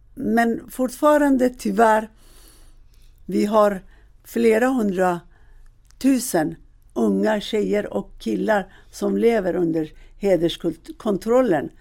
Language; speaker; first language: Swedish; non-native, fluent; Persian